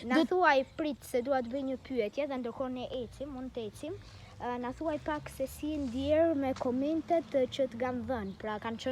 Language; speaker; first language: Albanian; early bilingual, heritage; Albanian